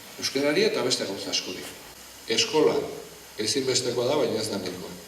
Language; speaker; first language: Basque; non-native, local second language; Spanish